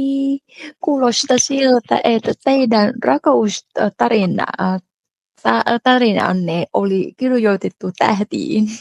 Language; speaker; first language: Finnish; non-native, fluent; Vietnamese